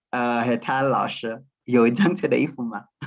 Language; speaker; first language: Chinese; non-native, fluent; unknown